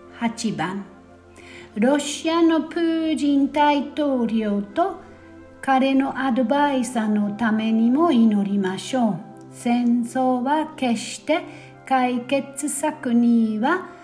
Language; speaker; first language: Japanese; non-native, fluent; German